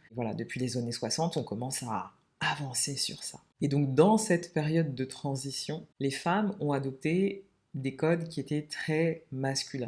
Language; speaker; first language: French; native; French